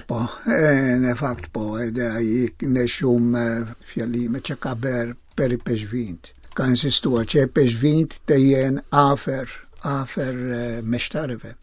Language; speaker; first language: Albanian; non-native, fluent; Maltese